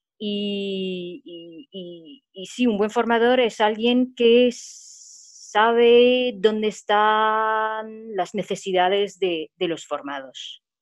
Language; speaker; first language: Spanish; non-native, fluent; French